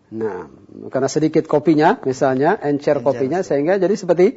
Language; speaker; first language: Indonesian; native; Indonesian